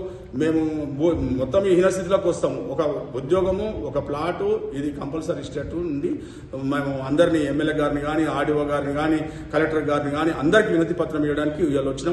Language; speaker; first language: Telugu; native; Telugu